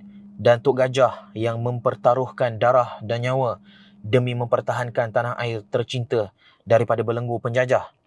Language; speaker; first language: Malay; native; Malay